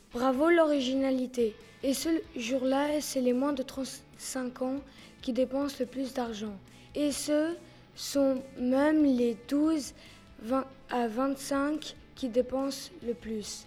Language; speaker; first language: French; early bilingual, heritage; French